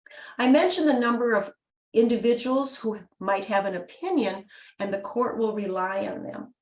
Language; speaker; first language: English; native; English